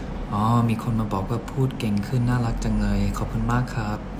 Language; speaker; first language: Thai; early bilingual, other home language; English